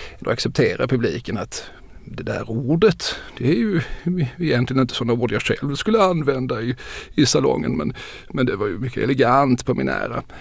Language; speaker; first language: Swedish; native; Swedish